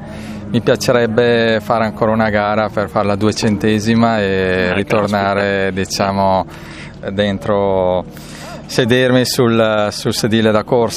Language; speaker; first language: Italian; native; Italian